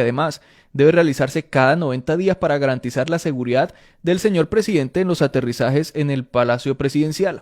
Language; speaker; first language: Spanish; native; Spanish